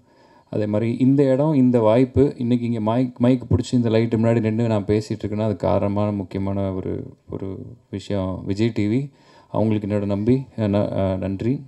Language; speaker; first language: Tamil; native; Tamil